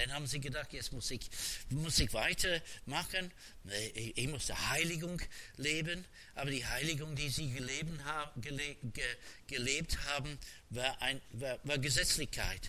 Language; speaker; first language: German; non-native, fluent; English